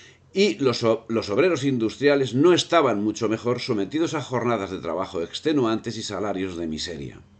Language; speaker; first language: Spanish; native; Spanish